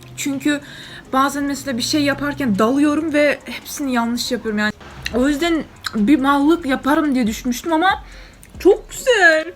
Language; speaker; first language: Turkish; non-native, fluent; Kyrgyz